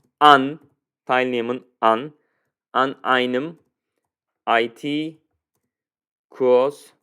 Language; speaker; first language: German; non-native, fluent; Turkish